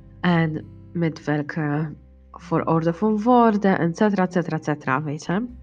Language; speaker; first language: Dutch; non-native, learner; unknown